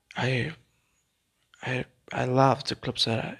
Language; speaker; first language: English; non-native, learner; Spanish